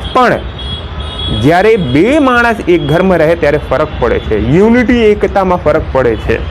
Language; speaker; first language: Gujarati; non-native, local second language; Hindi